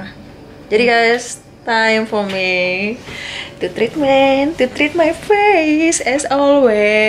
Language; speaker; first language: English; non-native, learner; Indonesian